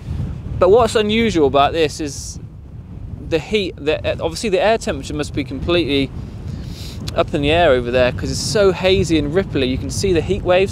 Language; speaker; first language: English; native; English